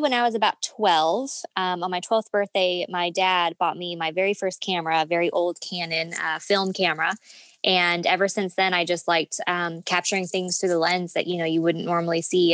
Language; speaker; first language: English; native; English